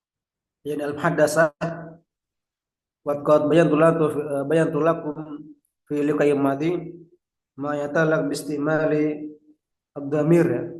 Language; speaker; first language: Arabic; non-native, fluent; Indonesian